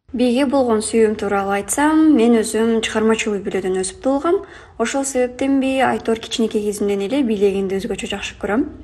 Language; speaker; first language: Kyrgyz; native; Kyrgyz